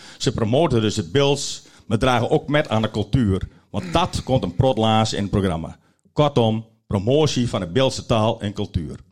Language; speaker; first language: Dutch; non-native, local second language; Western Frisian